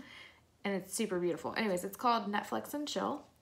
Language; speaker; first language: English; native; English